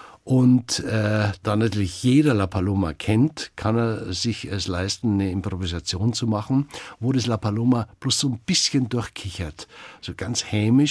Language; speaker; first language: German; native; German